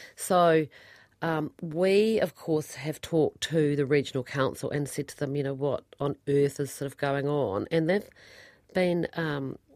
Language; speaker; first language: English; native; English